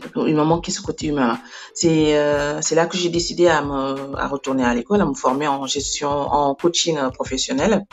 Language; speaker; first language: French; non-native, local second language; Wolof